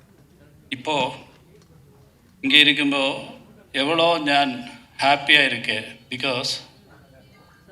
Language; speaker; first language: Tamil; non-native, learner; Malayalam